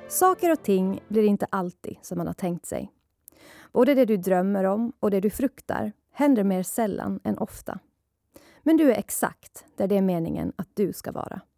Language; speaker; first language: Swedish; early bilingual, other home language; Persian